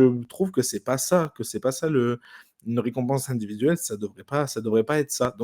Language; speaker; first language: French; native; French